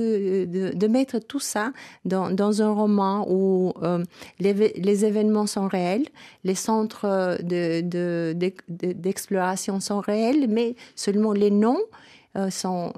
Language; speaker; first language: French; non-native, fluent; Albanian